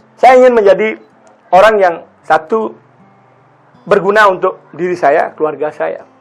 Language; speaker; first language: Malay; non-native, local second language; Balinese